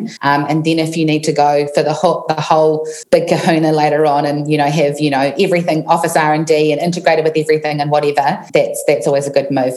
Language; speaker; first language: English; native; English